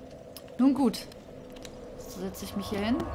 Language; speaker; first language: German; native; German